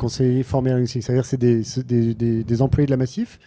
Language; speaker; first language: French; native; French